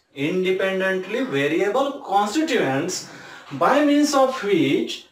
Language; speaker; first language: English; non-native, local second language; Marathi